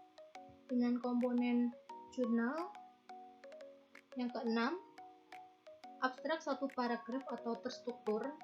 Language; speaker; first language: Indonesian; native; Indonesian